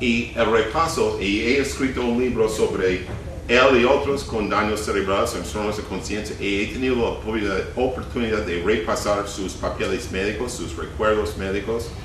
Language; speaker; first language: Spanish; non-native, fluent; English